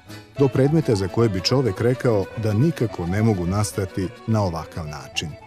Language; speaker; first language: Bosnian; native; Bosnian